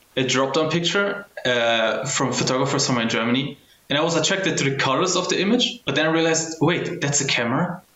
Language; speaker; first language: English; early bilingual, heritage; German